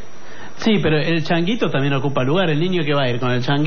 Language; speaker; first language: Spanish; native; Spanish